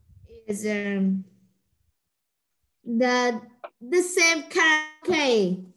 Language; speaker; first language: English; non-native, learner; Vietnamese